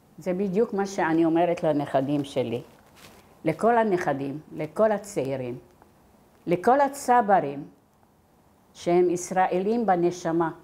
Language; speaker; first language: Hebrew; non-native, fluent; Arabic